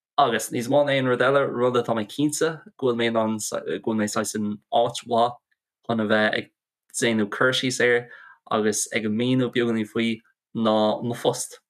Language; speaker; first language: Irish; non-native, local second language; English